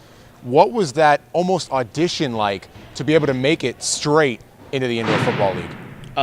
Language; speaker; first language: English; native; English